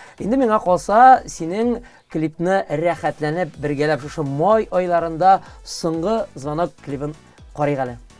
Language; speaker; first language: Tatar; native; Tatar